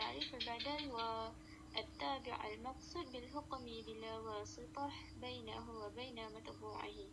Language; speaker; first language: Arabic; non-native, learner; Malay